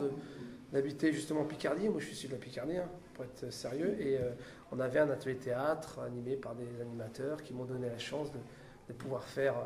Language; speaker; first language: French; native; French